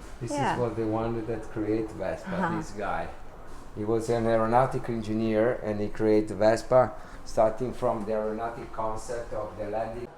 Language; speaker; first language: English; non-native, fluent; Italian